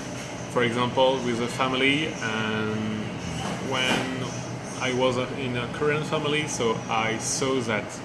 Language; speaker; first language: English; non-native, learner; French